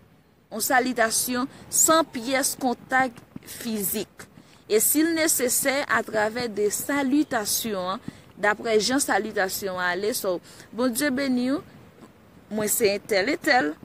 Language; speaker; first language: French; non-native, learner; Haitian Creole